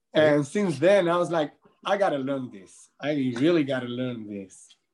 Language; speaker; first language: English; non-native, fluent; Albanian